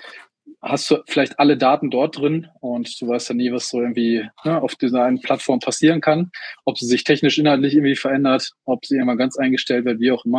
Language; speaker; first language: German; native; German